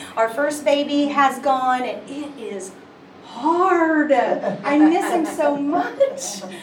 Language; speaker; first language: English; native; English